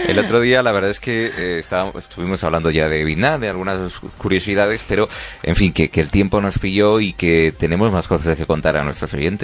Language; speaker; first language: Spanish; native; Spanish